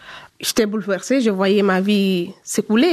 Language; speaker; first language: French; non-native, local second language; Fula